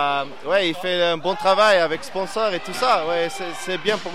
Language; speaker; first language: French; non-native, learner; Dutch